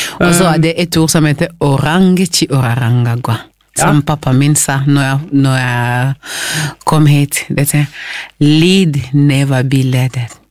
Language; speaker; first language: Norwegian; non-native, fluent; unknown